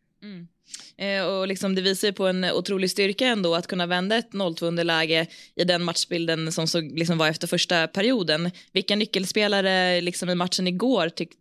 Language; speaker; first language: Swedish; native; Swedish